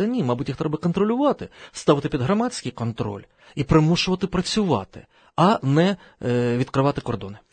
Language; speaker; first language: Ukrainian; non-native, local second language; Russian